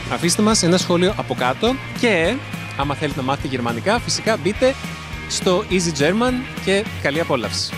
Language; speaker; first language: Greek; native; Greek